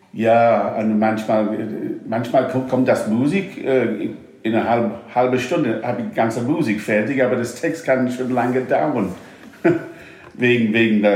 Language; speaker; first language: German; non-native, fluent; English